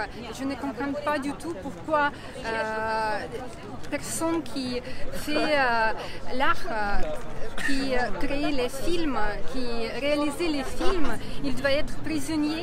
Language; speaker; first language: French; non-native, learner; Ukrainian